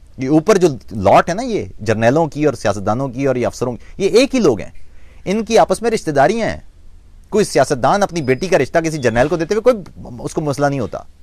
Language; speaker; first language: Urdu; non-native, local second language; Punjabi